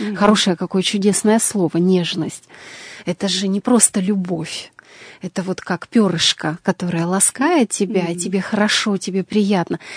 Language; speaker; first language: Russian; native; Russian